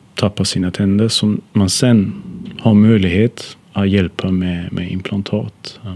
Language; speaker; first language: Swedish; non-native, fluent; German